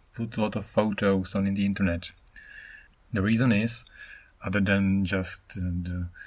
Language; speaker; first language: English; non-native, fluent; Czech